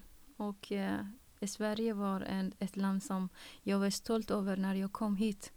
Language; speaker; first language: Swedish; non-native, fluent; Persian